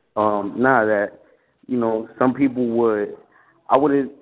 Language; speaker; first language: English; native; English